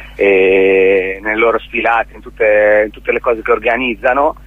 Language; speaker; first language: Italian; native; Italian